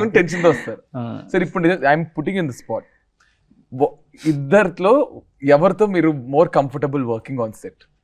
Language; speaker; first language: Telugu; native; Telugu